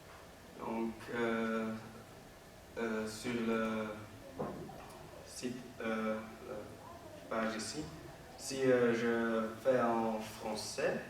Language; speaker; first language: French; non-native, learner; Dutch